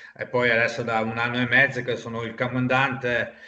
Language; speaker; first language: Italian; non-native, local second language; German